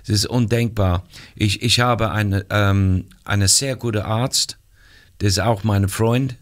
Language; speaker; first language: German; non-native, fluent; English